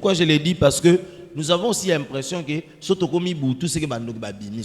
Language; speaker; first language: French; non-native, local second language; Lingala